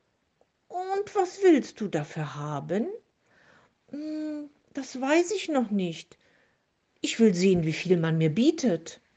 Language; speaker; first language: German; native; German